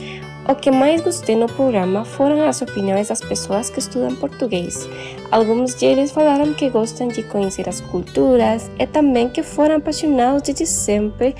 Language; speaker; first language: Portuguese; non-native, learner; Spanish